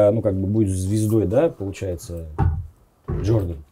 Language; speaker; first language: Russian; native; Russian